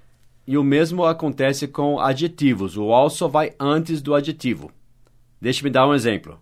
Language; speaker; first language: Portuguese; non-native, fluent; English